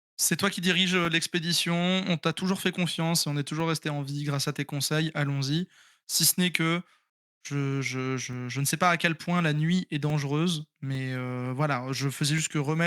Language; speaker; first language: French; native; French